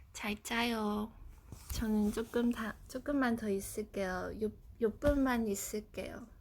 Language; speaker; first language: Korean; non-native, fluent; Japanese